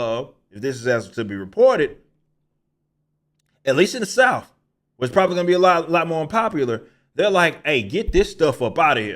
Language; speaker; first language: English; native; English